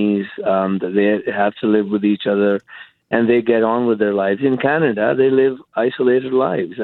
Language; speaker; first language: English; non-native, local second language; Punjabi